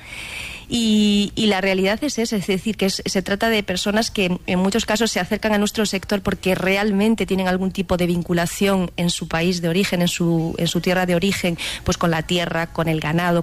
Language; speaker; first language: Spanish; native; Spanish